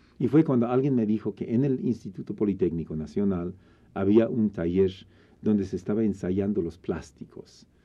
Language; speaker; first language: Spanish; non-native, fluent; English